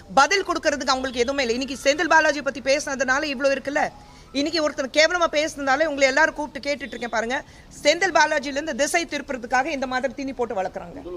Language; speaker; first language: Tamil; non-native, fluent; Hindi